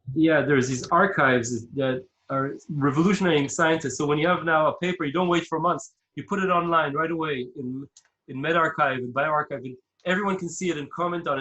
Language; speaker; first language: English; non-native, fluent; Hebrew